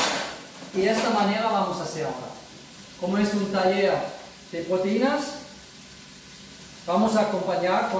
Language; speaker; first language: Spanish; non-native, fluent; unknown